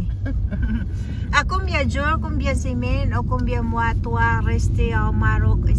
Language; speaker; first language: French; non-native, learner; Filipino